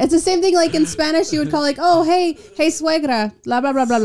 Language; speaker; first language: English; native; English